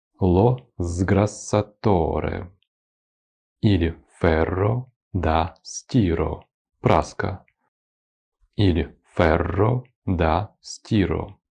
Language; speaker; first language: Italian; non-native, fluent; Ukrainian